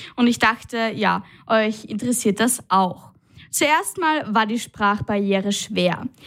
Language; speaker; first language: German; native; German